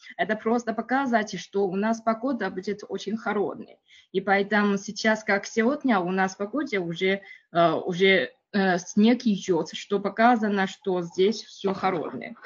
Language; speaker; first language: Russian; non-native, learner; Chinese